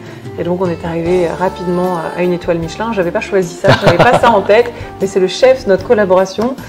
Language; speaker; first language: French; native; French